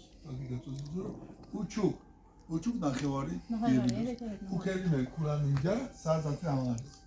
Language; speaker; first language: Turkish; non-native, learner; Georgian